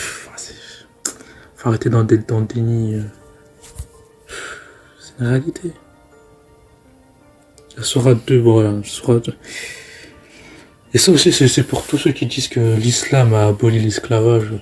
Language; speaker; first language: French; native; French